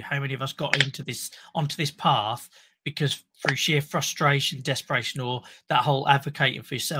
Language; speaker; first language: English; native; English